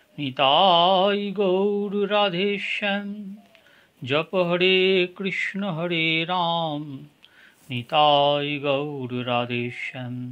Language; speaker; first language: Hindi; non-native, local second language; Bangla